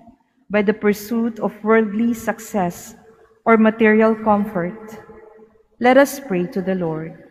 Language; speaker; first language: English; non-native, local second language; Filipino